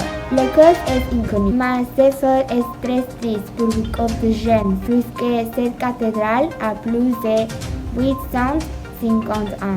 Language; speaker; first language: French; non-native, learner; Spanish